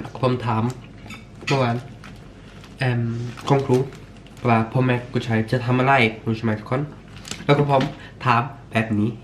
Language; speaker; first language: Thai; early bilingual, heritage; Swedish